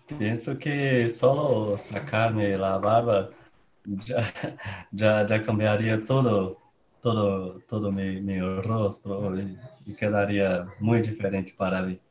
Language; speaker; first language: Spanish; non-native, learner; Portuguese